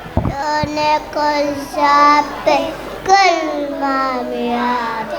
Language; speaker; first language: French; non-native, learner; Wolof